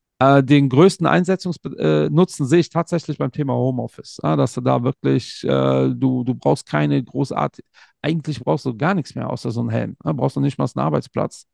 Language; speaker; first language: German; native; German